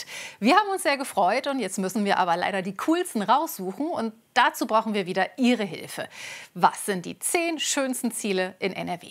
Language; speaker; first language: German; native; German